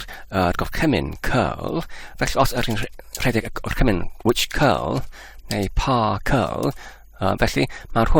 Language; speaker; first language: Welsh; non-native, fluent; English